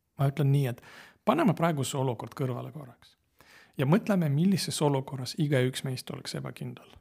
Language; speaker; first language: Estonian; non-native, local second language; Russian